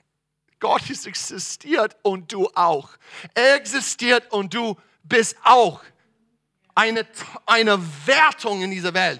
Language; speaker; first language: German; non-native, fluent; English